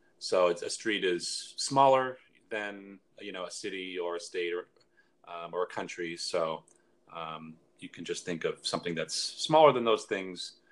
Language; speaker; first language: English; native; English